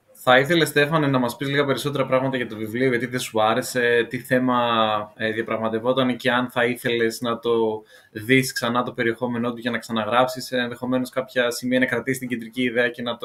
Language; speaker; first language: Greek; native; Greek